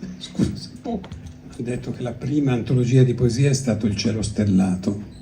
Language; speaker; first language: Italian; early bilingual, other home language; Greek